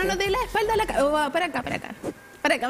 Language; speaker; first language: Spanish; native; Spanish